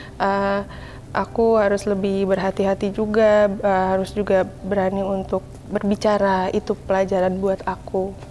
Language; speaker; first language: Indonesian; native; Indonesian